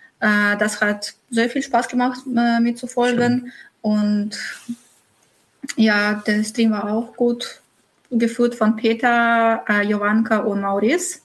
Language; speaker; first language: German; non-native, fluent; Russian